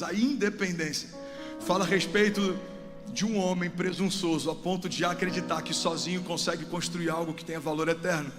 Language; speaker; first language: Portuguese; native; Portuguese